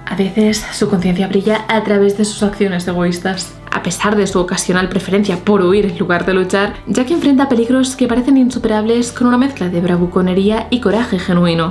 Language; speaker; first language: Spanish; native; Spanish